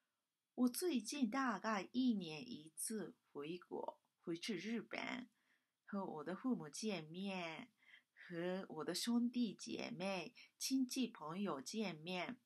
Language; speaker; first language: Chinese; non-native, fluent; Japanese